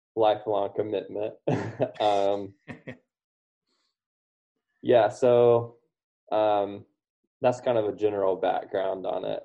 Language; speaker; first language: English; native; English